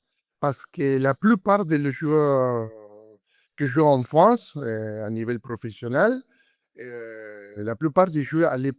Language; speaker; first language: French; non-native, learner; Spanish